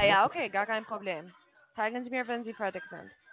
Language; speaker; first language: German; non-native, fluent; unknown